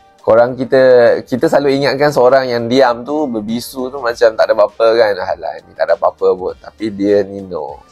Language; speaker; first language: Malay; non-native, local second language; Chinese